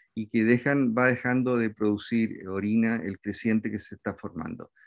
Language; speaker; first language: Spanish; native; Spanish